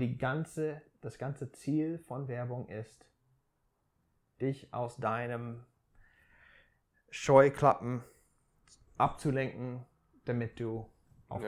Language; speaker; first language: German; non-native, fluent; English